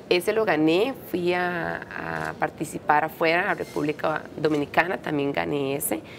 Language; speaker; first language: Spanish; native; Spanish